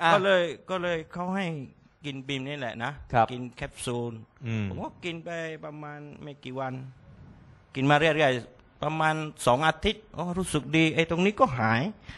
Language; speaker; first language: Thai; non-native, local second language; Malay